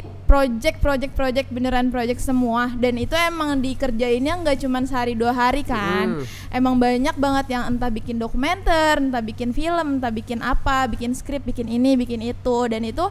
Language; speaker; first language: Indonesian; native; Indonesian